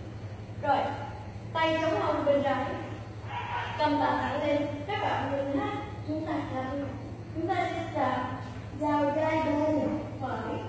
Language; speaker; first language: Vietnamese; native; Vietnamese